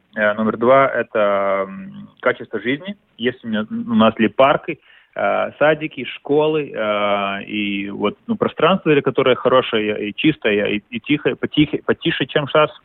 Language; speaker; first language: Russian; non-native, local second language; Latvian